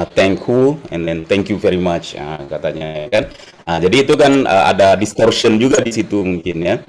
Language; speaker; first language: Indonesian; native; Indonesian